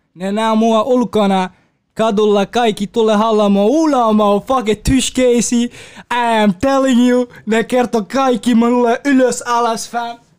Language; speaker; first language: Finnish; non-native, learner; Kurdish